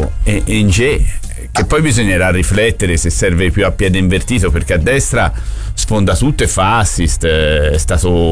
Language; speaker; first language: Italian; native; Italian